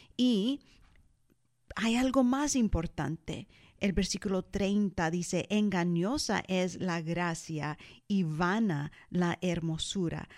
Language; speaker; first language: Spanish; early bilingual, heritage; Spanish